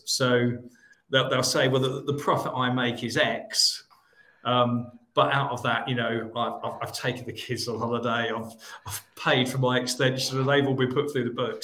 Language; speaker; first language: English; native; English